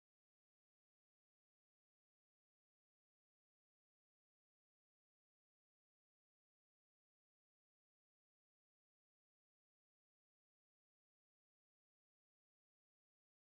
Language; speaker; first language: French; non-native, local second language; Arabic